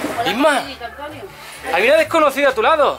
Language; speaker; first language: Spanish; native; Spanish